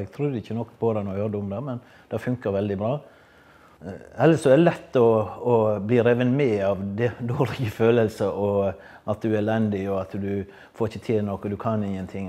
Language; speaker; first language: Norwegian; native; Norwegian